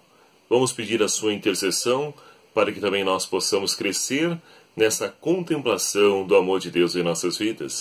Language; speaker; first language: Portuguese; native; Portuguese